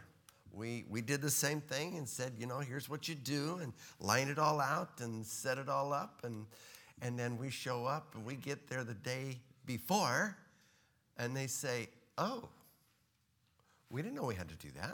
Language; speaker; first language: English; native; English